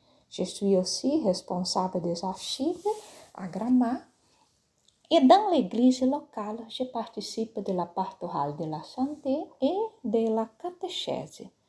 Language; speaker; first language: French; non-native, fluent; Portuguese